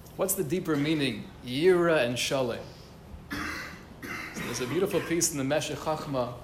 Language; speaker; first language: English; native; English